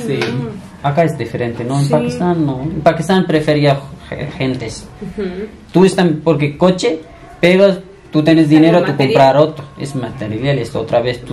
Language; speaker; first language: Spanish; non-native, learner; Punjabi